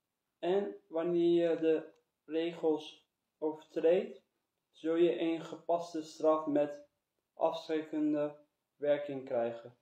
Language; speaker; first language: Dutch; early bilingual, other home language; Turkish